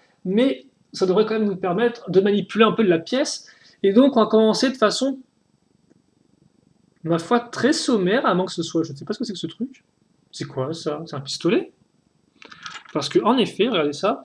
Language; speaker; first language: French; native; French